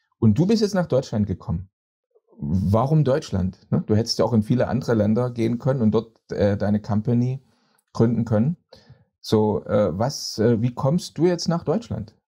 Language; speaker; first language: German; native; German